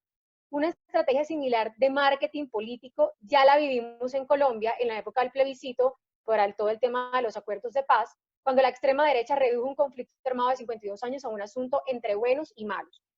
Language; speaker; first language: Spanish; native; Spanish